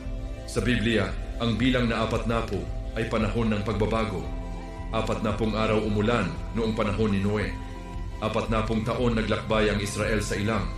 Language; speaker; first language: Filipino; native; Filipino